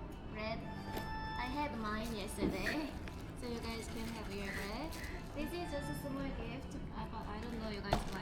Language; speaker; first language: English; non-native, learner; Korean